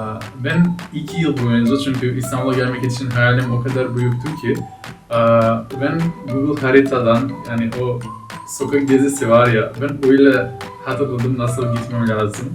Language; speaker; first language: Turkish; non-native, fluent; Macedonian